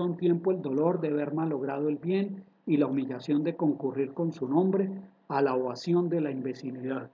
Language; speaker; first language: Spanish; native; Spanish